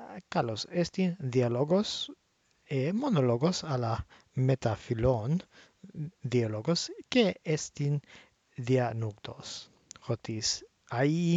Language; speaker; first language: Greek; non-native, learner; English